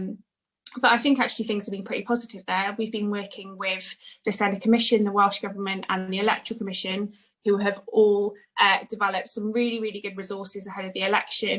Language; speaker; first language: English; native; English